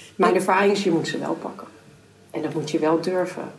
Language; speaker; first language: Dutch; native; Dutch